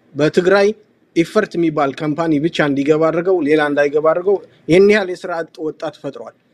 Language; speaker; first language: Amharic; non-native, local second language; Tigrinya